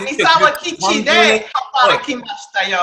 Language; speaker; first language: Japanese; non-native, learner; English